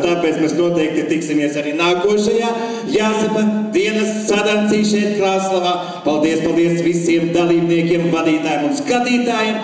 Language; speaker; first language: Latvian; native; Latvian